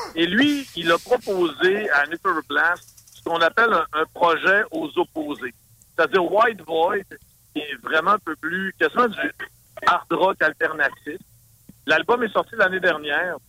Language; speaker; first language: French; native; French